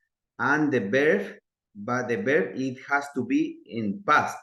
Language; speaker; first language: English; non-native, learner; Spanish